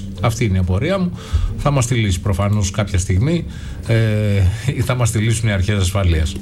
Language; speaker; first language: Greek; native; Greek